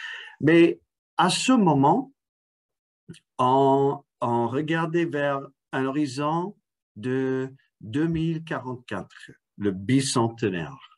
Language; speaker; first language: French; non-native, fluent; English